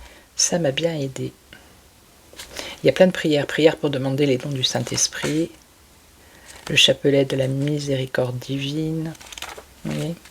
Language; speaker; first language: French; native; French